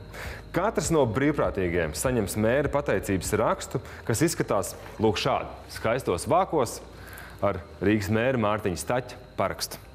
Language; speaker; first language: Latvian; native; Latvian